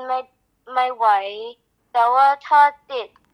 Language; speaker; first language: Thai; early bilingual, heritage; Thai